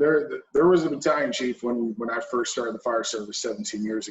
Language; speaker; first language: English; native; English